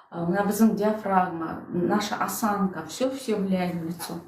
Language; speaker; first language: Russian; non-native, local second language; Kazakh